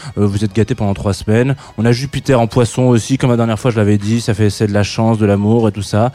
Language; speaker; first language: French; native; French